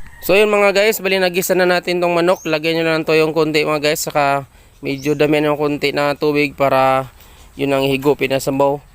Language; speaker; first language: Filipino; non-native, local second language; Cebuano